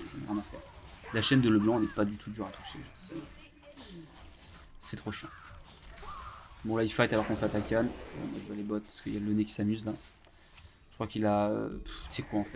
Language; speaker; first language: French; native; French